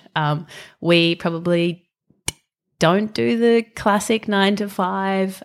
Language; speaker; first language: English; native; English